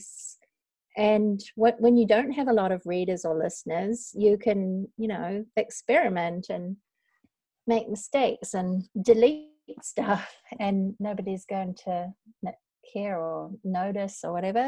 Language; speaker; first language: English; native; English